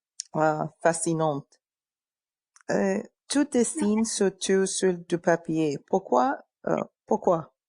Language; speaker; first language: French; non-native, learner; English